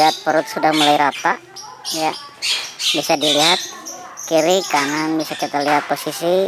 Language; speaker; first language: Indonesian; native; Indonesian